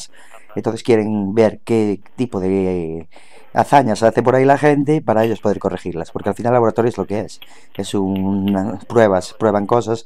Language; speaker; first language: Spanish; native; Spanish